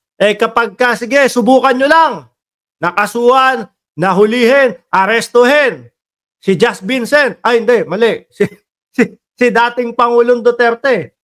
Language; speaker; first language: Filipino; native; Filipino